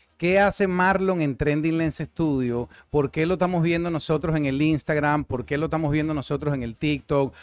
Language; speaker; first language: Spanish; native; Spanish